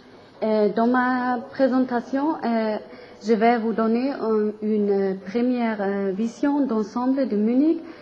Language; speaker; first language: French; non-native, learner; German